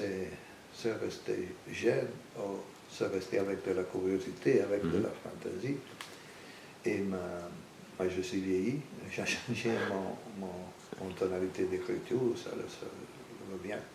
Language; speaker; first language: French; non-native, fluent; Italian